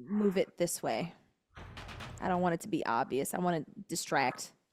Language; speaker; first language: English; native; English